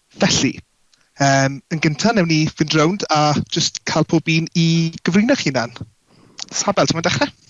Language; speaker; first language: Welsh; native; Welsh